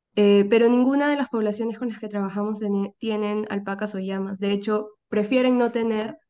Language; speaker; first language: Spanish; native; Spanish